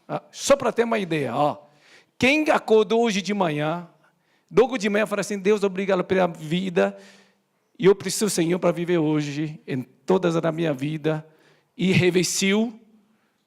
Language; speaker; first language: Portuguese; native; Portuguese